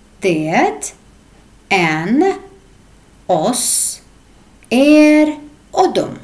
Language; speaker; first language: Swedish; non-native, fluent; Arabic